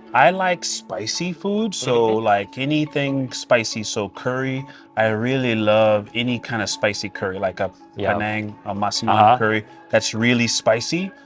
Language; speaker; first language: English; native; English